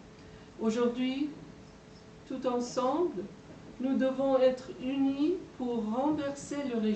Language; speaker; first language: French; non-native, fluent; Persian